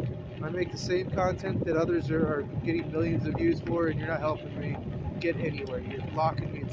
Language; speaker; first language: English; native; English